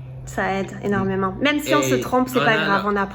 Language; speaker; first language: French; native; French